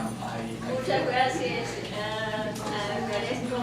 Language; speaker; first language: Spanish; non-native, learner; English